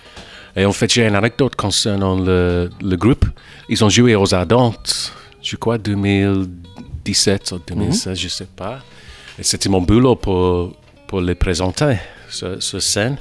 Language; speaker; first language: French; non-native, fluent; English